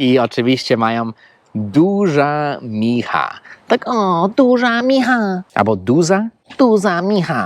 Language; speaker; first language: Polish; non-native, fluent; English